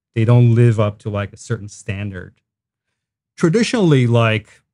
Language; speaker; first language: English; non-native, fluent; Hebrew